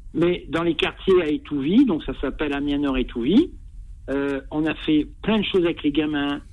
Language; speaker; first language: French; native; French